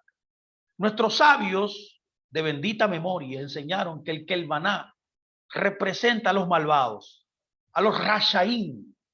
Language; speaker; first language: Spanish; native; Spanish